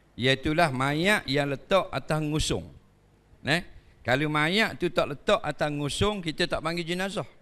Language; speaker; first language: Malay; native; Malay